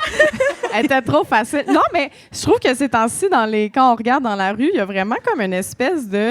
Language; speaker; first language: French; native; French